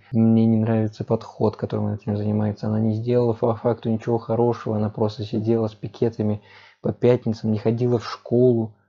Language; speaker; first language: Russian; native; Russian